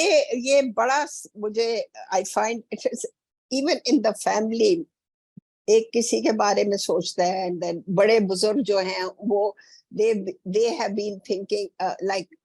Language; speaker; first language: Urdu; native; Urdu